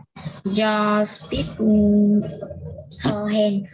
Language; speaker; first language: English; non-native, learner; Vietnamese